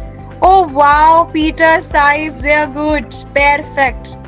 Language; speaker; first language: German; non-native, fluent; Hindi